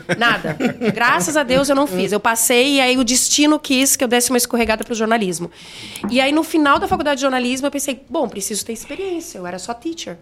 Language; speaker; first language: Portuguese; native; Portuguese